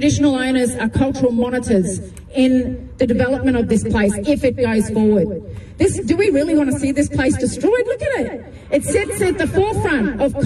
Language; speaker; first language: English; native; English